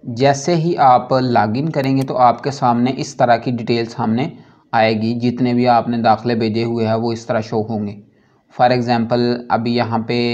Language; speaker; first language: Urdu; non-native, local second language; Punjabi